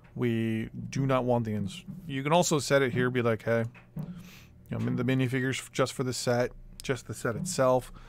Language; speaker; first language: English; native; English